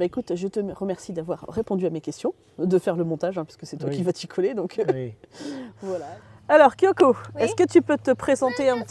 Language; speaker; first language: French; native; French